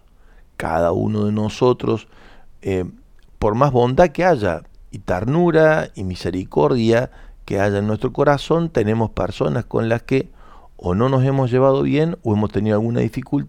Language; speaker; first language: Spanish; native; Spanish